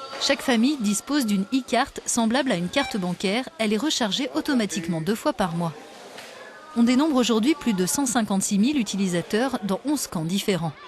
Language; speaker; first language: French; native; French